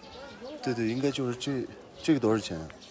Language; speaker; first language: Chinese; non-native, fluent; Mongolian